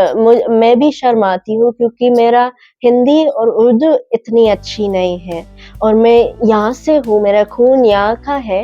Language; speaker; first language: Hindi; early bilingual, heritage; English